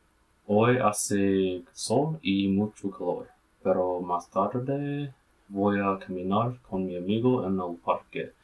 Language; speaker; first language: Spanish; non-native, learner; English